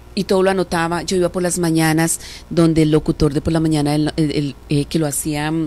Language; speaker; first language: Spanish; native; Spanish